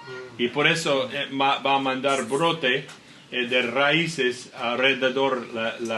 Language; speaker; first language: Spanish; non-native, learner; English